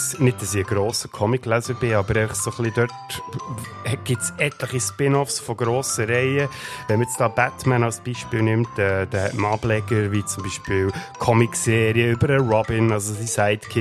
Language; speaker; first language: German; native; German